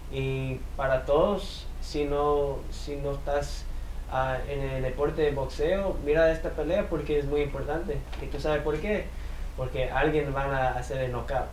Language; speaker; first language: Spanish; early bilingual, heritage; English